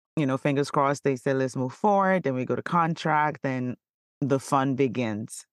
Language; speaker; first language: English; non-native, local second language; Yoruba